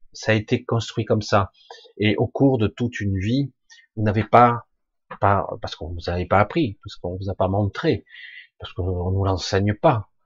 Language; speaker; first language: French; native; French